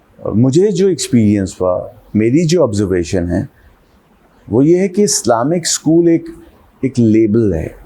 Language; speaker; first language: Urdu; native; Urdu